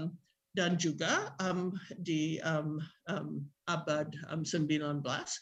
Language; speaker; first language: Indonesian; non-native, fluent; English